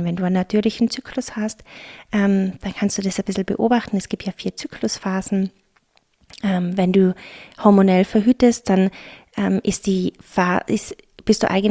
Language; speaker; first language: German; native; German